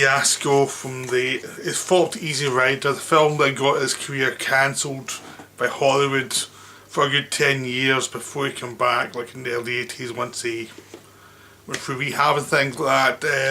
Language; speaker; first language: English; native; English